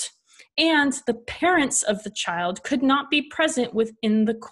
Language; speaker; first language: English; native; English